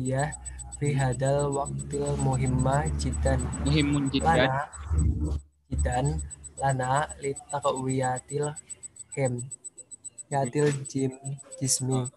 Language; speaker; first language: Arabic; non-native, learner; Indonesian